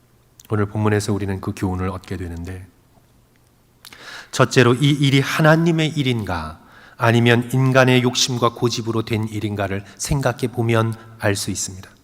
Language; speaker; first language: Korean; native; Korean